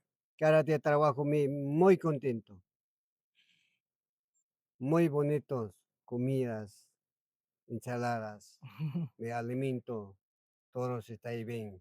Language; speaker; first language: Spanish; non-native, local second language; Quechua